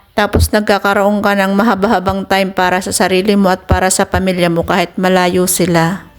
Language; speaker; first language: Filipino; native; Filipino